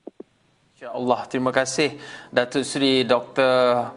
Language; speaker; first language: Malay; native; Malay